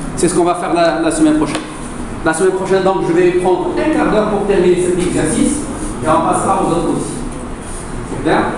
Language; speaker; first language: French; non-native, local second language; Arabic